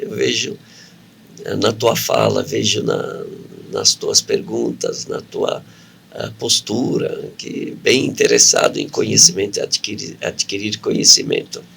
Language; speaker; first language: Portuguese; early bilingual, other home language; Arabic